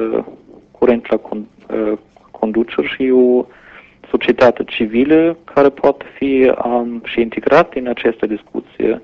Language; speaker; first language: Romanian; non-native, learner; German